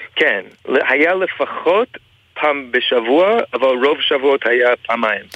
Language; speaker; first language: Hebrew; non-native, fluent; English